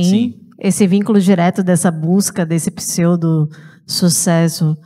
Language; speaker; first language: Portuguese; native; Portuguese